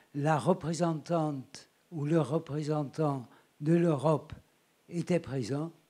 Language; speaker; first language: French; native; French